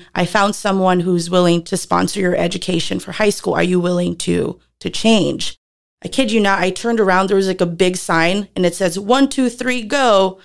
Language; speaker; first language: English; early bilingual, other home language; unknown